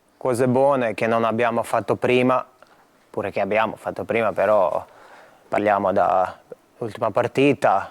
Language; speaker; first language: Italian; non-native, fluent; Croatian